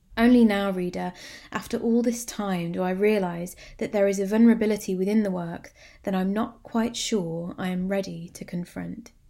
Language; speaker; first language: English; native; English